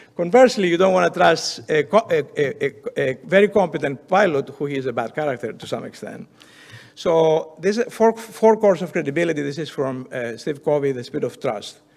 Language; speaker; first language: English; non-native, fluent; Greek